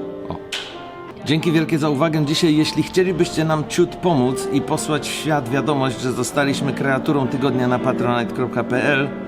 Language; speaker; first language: Polish; native; Polish